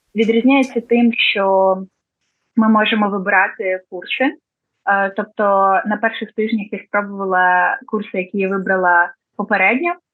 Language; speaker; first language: Ukrainian; native; Ukrainian